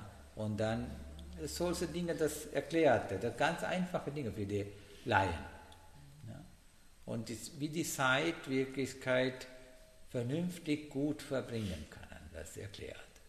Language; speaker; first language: German; non-native, learner; Sinhala